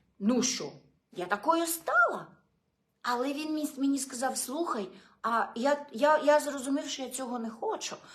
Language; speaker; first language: Ukrainian; non-native, local second language; Russian